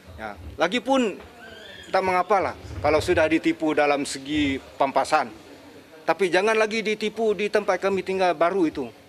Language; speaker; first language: Malay; non-native, local second language; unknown